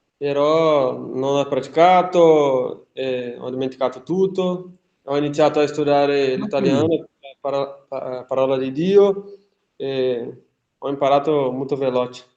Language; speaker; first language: Italian; non-native, fluent; Portuguese